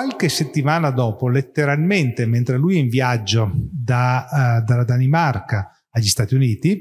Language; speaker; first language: Italian; native; Italian